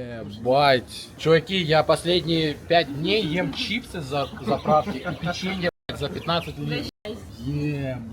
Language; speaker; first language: Russian; native; Russian